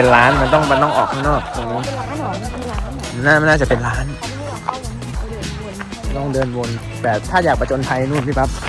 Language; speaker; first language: Thai; native; Thai